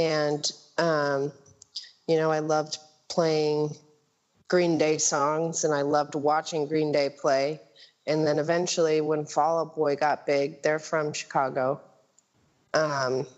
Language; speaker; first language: English; native; English